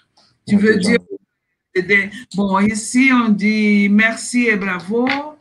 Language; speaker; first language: French; non-native, fluent; Portuguese